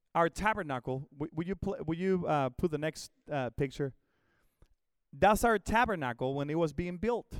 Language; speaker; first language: English; non-native, fluent; Spanish